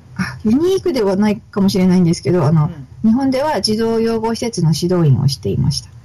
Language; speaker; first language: Japanese; native; Japanese